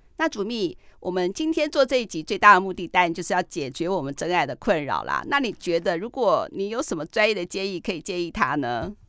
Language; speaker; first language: Chinese; native; Chinese